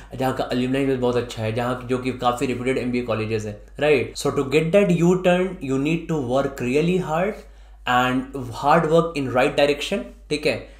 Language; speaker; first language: Hindi; native; Hindi